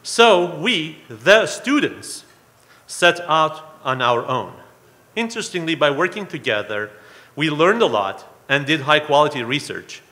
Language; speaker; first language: English; non-native, fluent; Persian